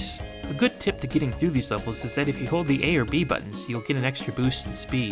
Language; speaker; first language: English; native; English